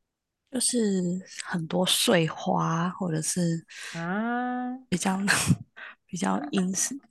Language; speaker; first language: Chinese; non-native, learner; Japanese